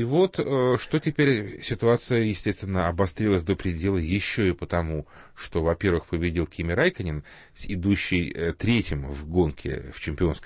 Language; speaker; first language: Russian; native; Russian